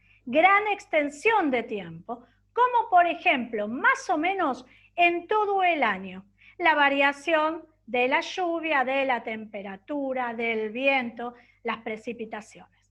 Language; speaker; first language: Spanish; native; Spanish